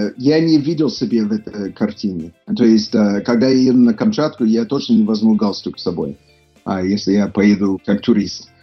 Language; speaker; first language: Russian; non-native, fluent; English